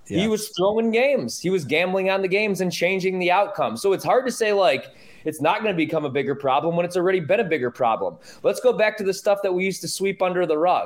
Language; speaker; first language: English; native; English